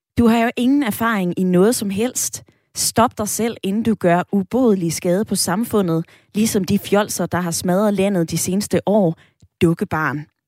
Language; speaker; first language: Danish; native; Danish